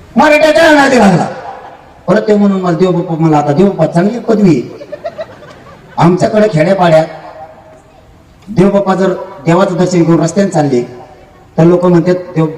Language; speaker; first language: Marathi; native; Marathi